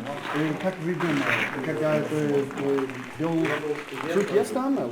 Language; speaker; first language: Russian; non-native, learner; English